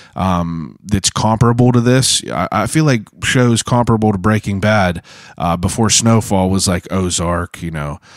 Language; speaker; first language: English; native; English